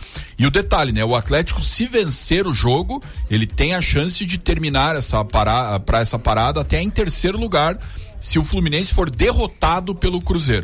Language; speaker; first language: Portuguese; native; Portuguese